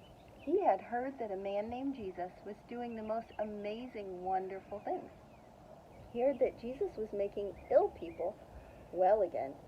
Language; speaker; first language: English; native; English